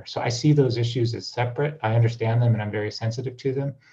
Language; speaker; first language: English; native; English